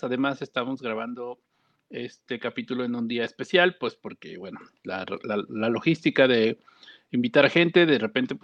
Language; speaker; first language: Spanish; native; Spanish